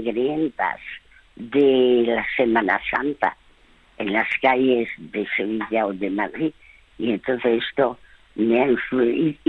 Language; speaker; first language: Spanish; early bilingual, other home language; French